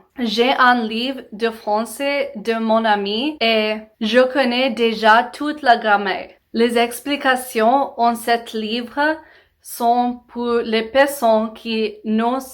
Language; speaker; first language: French; non-native, learner; English